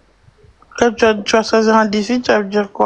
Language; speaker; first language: French; native; French